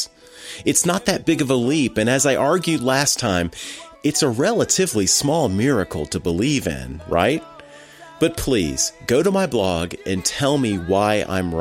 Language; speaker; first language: English; native; English